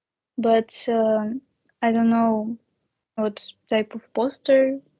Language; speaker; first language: English; non-native, learner; Russian